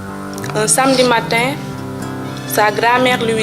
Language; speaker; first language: French; non-native, learner; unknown